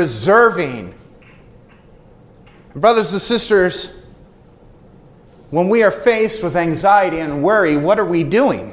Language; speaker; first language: English; native; English